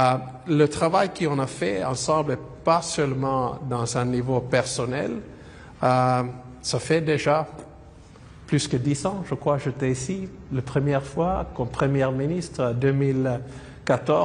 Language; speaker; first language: French; non-native, fluent; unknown